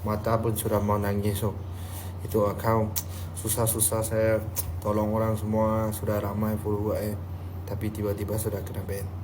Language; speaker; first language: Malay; non-native, local second language; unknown